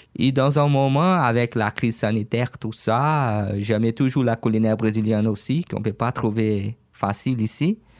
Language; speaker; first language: French; non-native, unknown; Portuguese